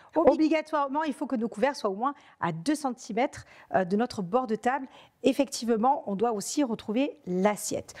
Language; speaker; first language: French; native; French